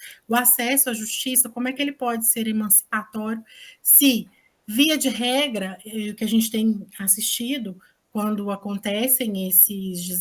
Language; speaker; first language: Portuguese; native; Portuguese